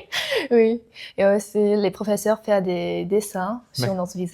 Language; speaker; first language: French; non-native, learner; Chinese